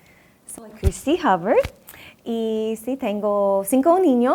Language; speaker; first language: Spanish; non-native, fluent; English